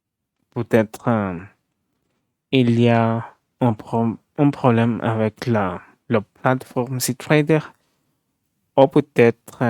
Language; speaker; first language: French; non-native, learner; Spanish